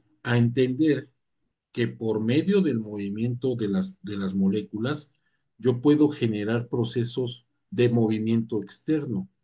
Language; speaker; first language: Spanish; native; Spanish